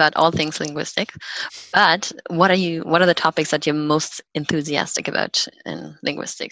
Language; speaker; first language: English; non-native, fluent; German